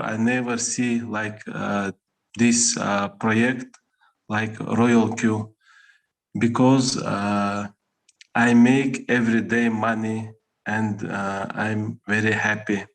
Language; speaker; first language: English; non-native, learner; Russian